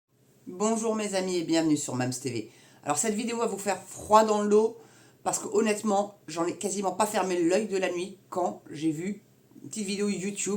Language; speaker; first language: French; native; French